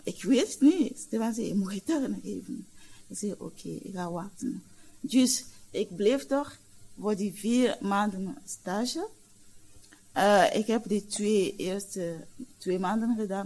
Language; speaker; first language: Dutch; non-native, learner; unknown